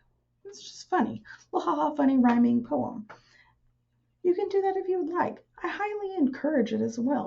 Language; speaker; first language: English; native; English